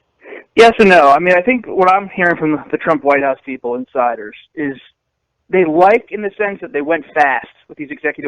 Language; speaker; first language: English; native; English